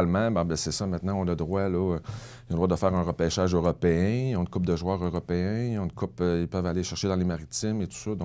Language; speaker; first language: French; native; French